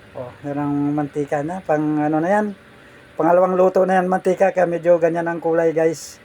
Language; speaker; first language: Filipino; native; Filipino